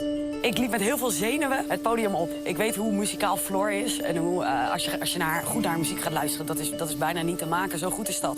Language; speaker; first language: Dutch; native; Dutch